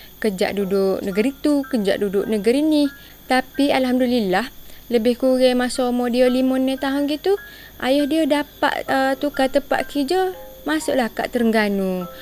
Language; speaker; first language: Malay; native; Malay